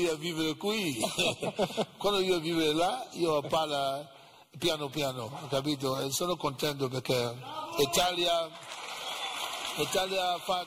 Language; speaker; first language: Italian; non-native, learner; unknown